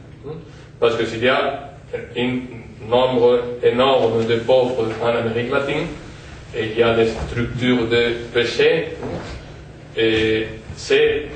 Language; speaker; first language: French; non-native, fluent; Spanish